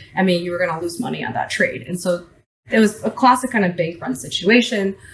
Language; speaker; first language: English; native; English